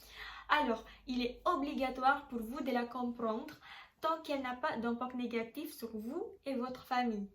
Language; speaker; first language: French; non-native, learner; Indonesian